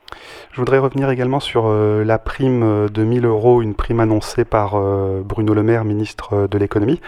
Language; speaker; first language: French; native; French